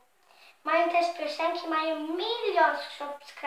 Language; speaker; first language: Polish; early bilingual, heritage; Polish